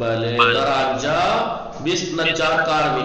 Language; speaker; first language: Persian; non-native, fluent; Urdu